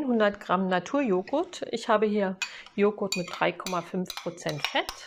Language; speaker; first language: German; native; German